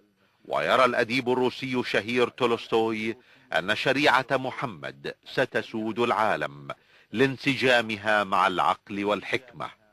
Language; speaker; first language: Arabic; native; Arabic